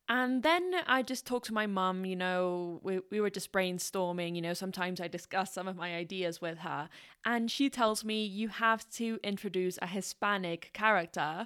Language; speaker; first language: English; non-native, fluent; Spanish